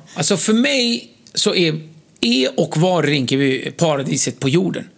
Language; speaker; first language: Swedish; early bilingual, other home language; Kurdish